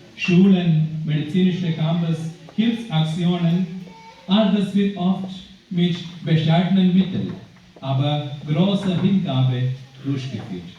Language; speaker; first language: German; non-native, fluent; Malayalam